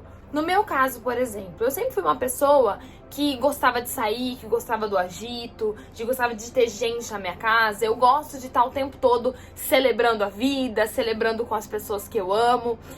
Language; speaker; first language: Portuguese; native; Portuguese